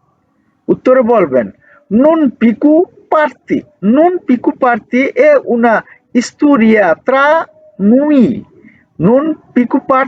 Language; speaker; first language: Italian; non-native, learner; Bangla